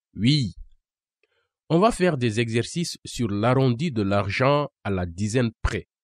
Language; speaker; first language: French; non-native, local second language; Wolof